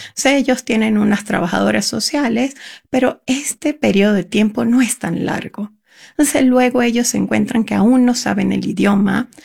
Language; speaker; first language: Spanish; native; Spanish